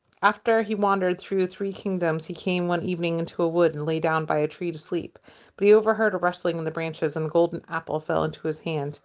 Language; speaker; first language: English; native; English